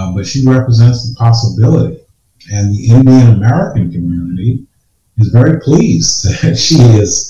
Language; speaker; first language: English; native; English